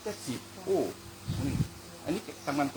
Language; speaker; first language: Thai; non-native, learner; French